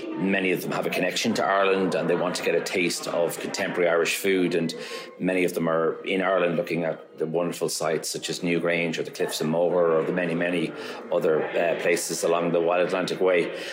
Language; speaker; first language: English; native; English